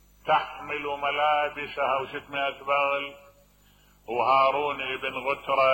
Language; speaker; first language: Arabic; native; Arabic